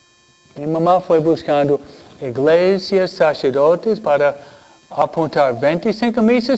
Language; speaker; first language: Spanish; non-native, fluent; English